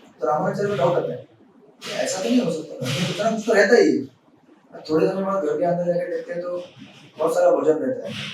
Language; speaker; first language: Hindi; native; Hindi